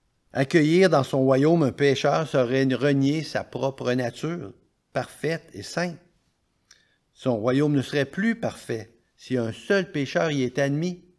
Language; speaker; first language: French; native; French